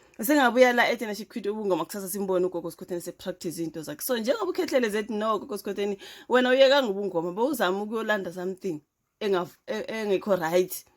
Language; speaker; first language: Zulu; native; Zulu